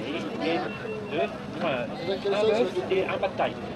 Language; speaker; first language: French; native; French